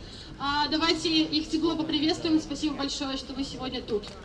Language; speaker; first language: Russian; native; Russian